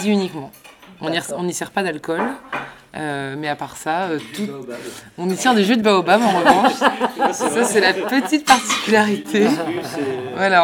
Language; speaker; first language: French; native; French